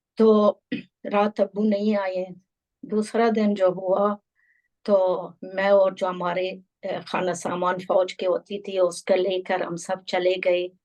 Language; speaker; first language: Urdu; non-native, fluent; Persian